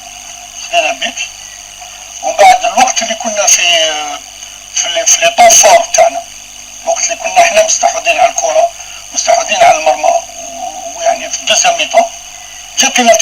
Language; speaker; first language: Arabic; native; Arabic